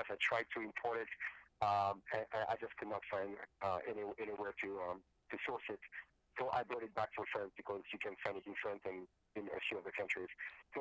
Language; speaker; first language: English; non-native, fluent; French